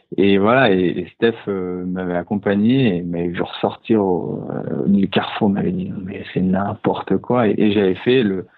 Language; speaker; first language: French; native; French